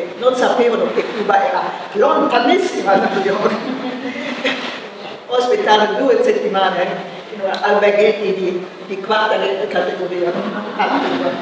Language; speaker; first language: Italian; non-native, fluent; German